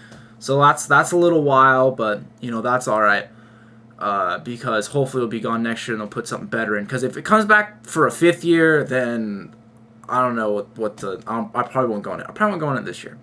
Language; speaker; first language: English; native; English